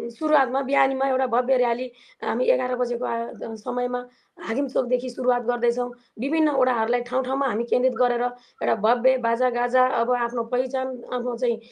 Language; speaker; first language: Nepali; native; Nepali